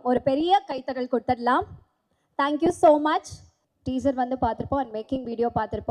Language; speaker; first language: Tamil; native; Tamil